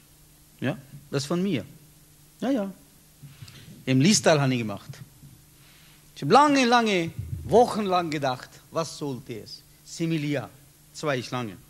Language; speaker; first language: German; non-native, learner; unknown